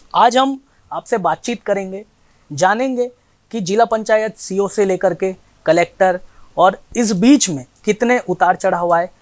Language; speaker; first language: Hindi; native; Hindi